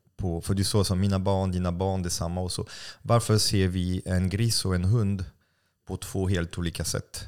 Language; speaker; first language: Swedish; non-native, fluent; French